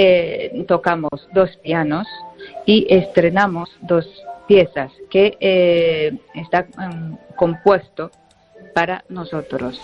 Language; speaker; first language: Spanish; non-native, fluent; Japanese